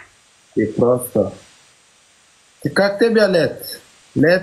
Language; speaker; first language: Russian; non-native, learner; Turkmen